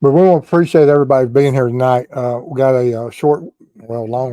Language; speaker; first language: English; native; English